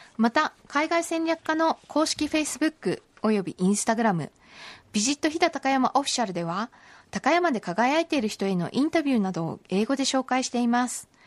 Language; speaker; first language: Japanese; native; Japanese